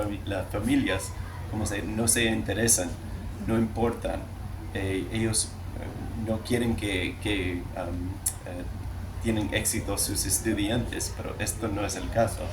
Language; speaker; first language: Spanish; non-native, learner; English